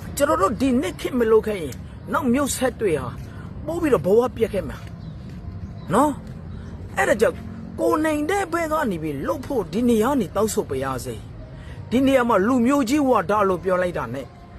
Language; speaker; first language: Burmese; native; Burmese